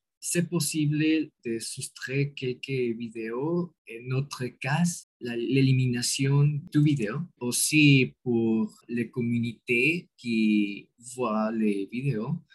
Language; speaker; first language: French; non-native, learner; Spanish